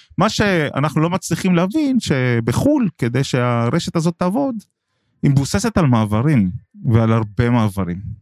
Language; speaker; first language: Hebrew; non-native, local second language; Arabic